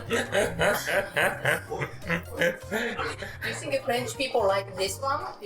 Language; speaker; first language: English; non-native, learner; Japanese